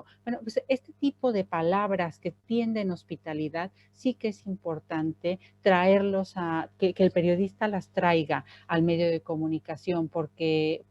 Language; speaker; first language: Spanish; native; Spanish